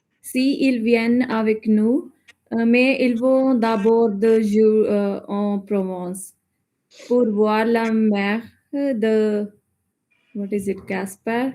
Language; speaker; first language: French; non-native, learner; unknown